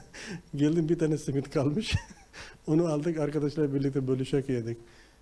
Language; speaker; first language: Turkish; non-native, fluent; Nepali